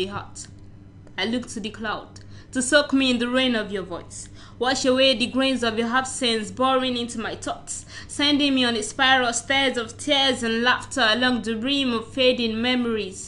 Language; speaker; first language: English; non-native, local second language; Yoruba